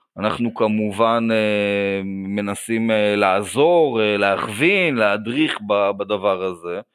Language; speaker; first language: Hebrew; native; Hebrew